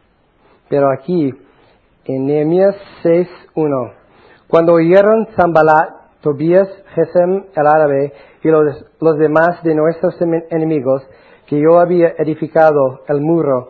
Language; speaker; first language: Spanish; non-native, fluent; English